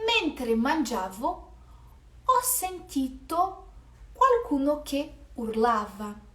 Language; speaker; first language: Italian; non-native, fluent; Portuguese